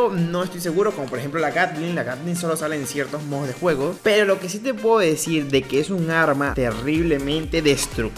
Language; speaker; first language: Spanish; native; Spanish